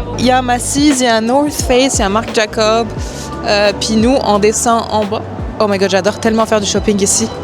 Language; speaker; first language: French; early bilingual, other home language; Arabic